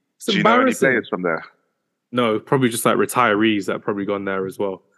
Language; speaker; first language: English; early bilingual, other home language; Hindi